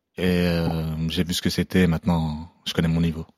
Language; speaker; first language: French; non-native, local second language; Arabic